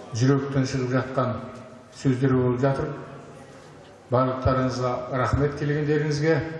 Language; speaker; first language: Kazakh; native; Kazakh